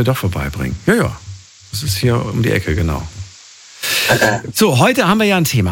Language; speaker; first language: German; native; German